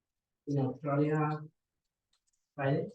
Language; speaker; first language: English; non-native, learner; Spanish